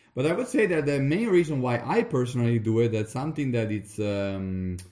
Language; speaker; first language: English; non-native, fluent; Italian